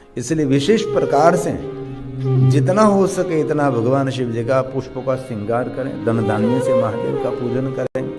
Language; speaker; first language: Hindi; non-native, local second language; Gujarati